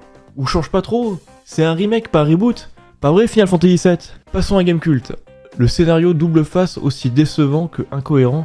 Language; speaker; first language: French; native; French